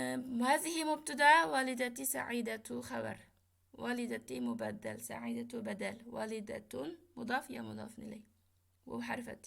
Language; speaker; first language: Arabic; non-native, fluent; Uyghur